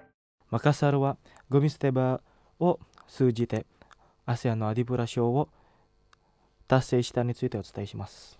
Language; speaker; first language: Japanese; non-native, fluent; Indonesian